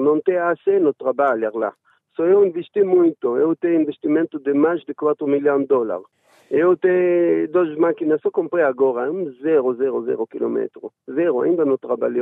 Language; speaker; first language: Portuguese; non-native, learner; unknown